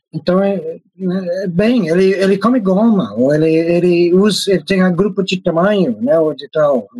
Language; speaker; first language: Portuguese; non-native, fluent; English